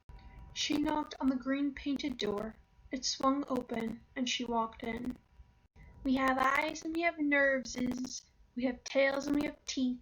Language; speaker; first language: English; native; English